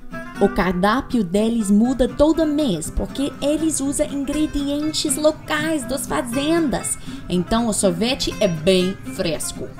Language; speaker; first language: Portuguese; non-native, learner; English